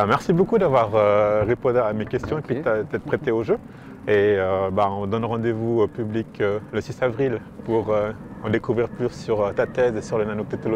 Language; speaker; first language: French; native; French